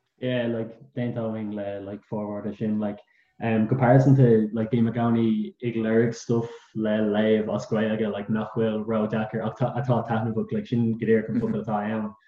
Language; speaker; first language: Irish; non-native, local second language; English